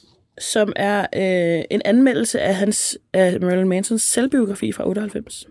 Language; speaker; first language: Danish; native; Danish